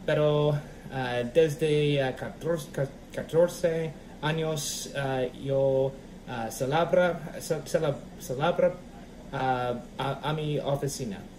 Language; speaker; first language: Spanish; non-native, learner; English